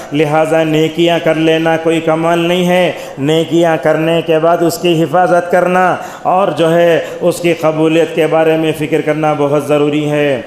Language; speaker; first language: Urdu; native; Urdu